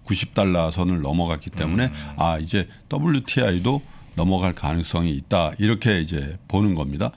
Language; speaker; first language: Korean; native; Korean